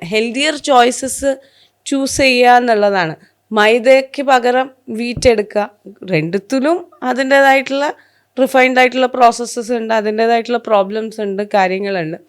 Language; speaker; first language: Malayalam; non-native, local second language; Hindi